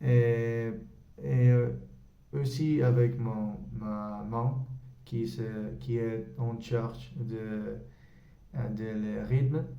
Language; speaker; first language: French; non-native, learner; Spanish